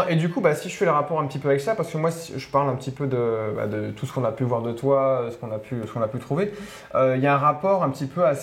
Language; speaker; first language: French; native; French